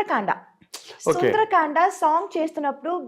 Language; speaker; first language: Telugu; non-native, local second language; Tamil